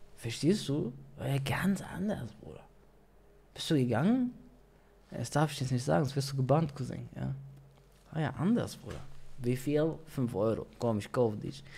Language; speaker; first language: German; early bilingual, other home language; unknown